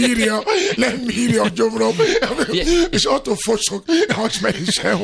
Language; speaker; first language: Hungarian; non-native, fluent; Yoruba